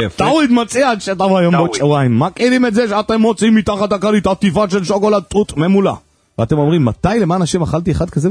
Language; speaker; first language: Hebrew; native; Hebrew